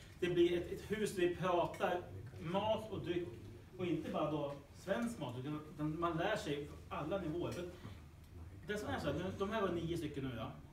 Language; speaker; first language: Swedish; native; Swedish